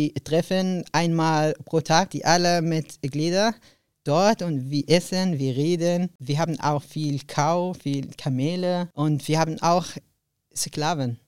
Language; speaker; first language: German; non-native, learner; Arabic